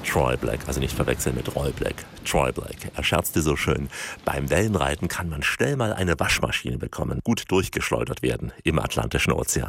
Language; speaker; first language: German; native; German